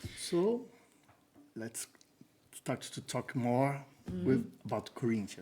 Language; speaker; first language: English; non-native, learner; Portuguese